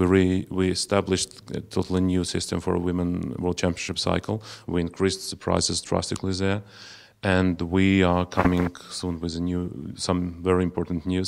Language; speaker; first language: English; non-native, fluent; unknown